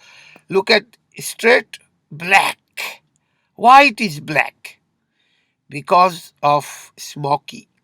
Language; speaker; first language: English; non-native, learner; Urdu